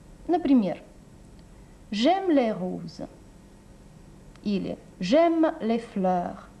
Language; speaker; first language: French; non-native, fluent; Russian